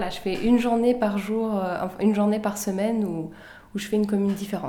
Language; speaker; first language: French; native; French